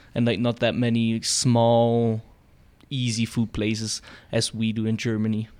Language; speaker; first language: English; non-native, fluent; German